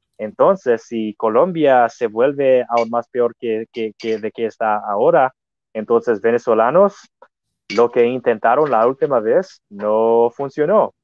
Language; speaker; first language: Spanish; non-native, fluent; English